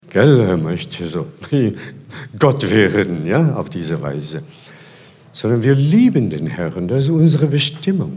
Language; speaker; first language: German; non-native, fluent; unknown